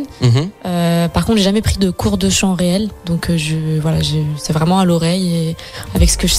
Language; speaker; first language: French; native; French